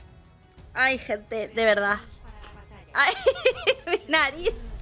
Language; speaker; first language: Spanish; native; Spanish